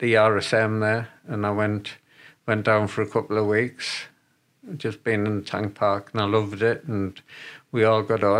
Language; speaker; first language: English; native; English